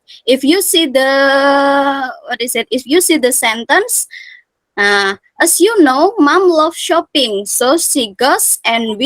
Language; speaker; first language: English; non-native, fluent; Indonesian